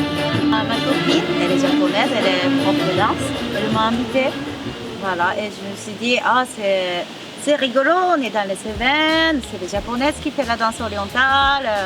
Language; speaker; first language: French; non-native, fluent; Japanese